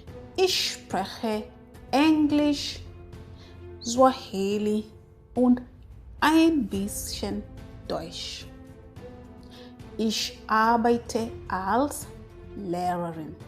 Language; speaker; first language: German; non-native, fluent; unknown